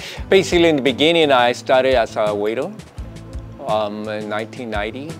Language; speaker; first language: English; non-native, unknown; Chinese